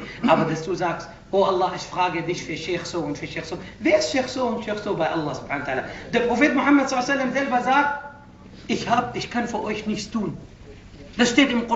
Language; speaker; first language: German; non-native, fluent; Arabic